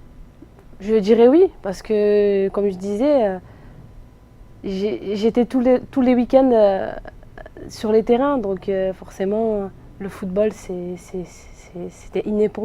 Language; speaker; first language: French; native; French